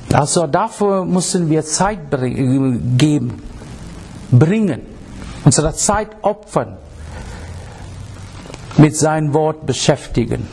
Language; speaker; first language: German; non-native, learner; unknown